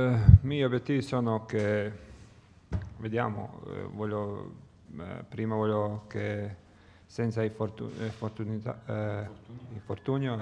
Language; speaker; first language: Italian; non-native, learner; Croatian